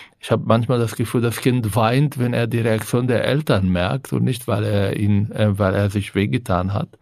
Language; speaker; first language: German; non-native, fluent; Arabic